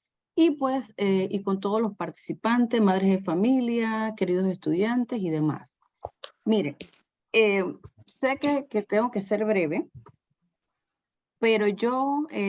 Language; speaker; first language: Spanish; native; Spanish